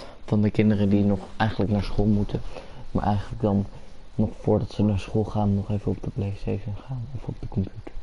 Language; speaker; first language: Dutch; native; Dutch